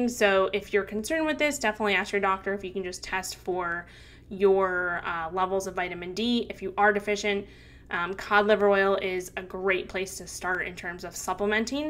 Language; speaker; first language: English; native; English